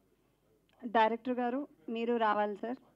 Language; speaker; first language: Telugu; native; Telugu